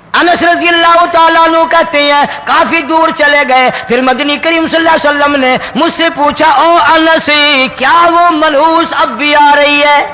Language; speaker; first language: Urdu; non-native, local second language; Saraiki